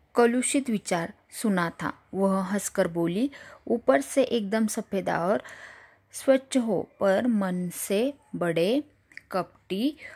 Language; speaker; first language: Hindi; non-native, local second language; Marathi